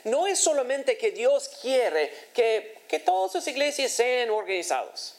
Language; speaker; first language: Spanish; non-native, fluent; English